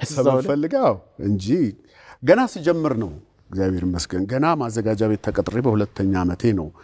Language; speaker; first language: Amharic; native; Amharic